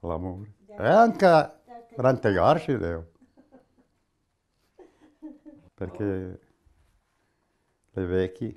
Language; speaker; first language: Italian; early bilingual, heritage; Italian